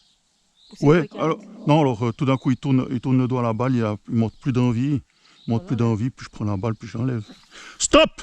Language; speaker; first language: French; native; French